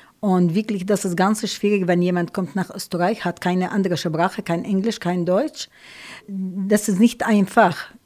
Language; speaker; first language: German; non-native, learner; Arabic